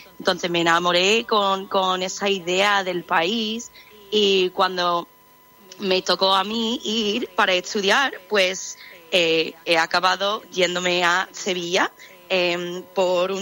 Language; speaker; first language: Spanish; non-native, fluent; English